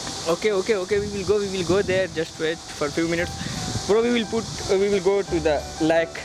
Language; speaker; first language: English; non-native, learner; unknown